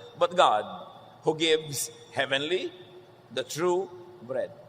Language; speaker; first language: English; non-native, local second language; Filipino